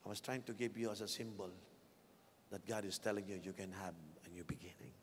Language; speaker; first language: English; non-native, local second language; Filipino